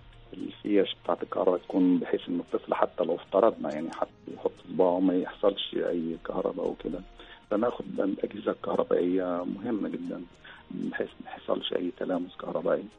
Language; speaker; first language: Arabic; native; Arabic